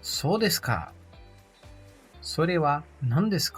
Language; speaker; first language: Japanese; non-native, fluent; Portuguese